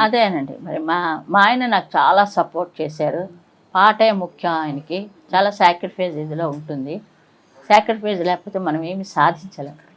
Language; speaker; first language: Telugu; native; Telugu